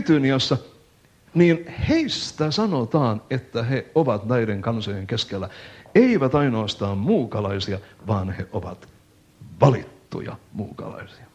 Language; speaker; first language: Finnish; native; Finnish